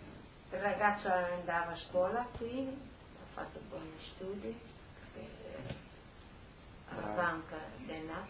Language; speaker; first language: Italian; non-native, local second language; Friulian